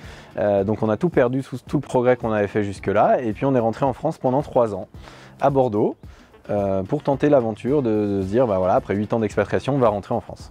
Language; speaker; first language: French; native; French